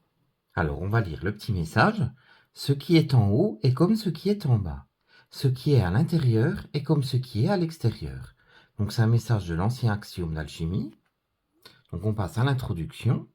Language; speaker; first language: French; native; French